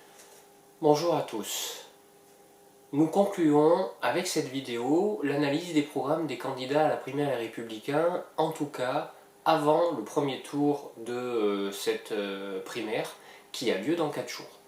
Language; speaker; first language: French; native; French